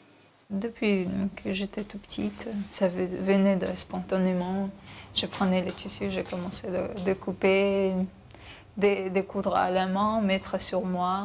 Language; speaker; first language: French; non-native, fluent; Chechen